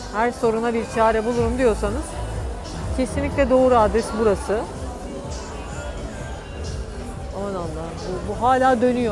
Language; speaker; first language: Turkish; native; Turkish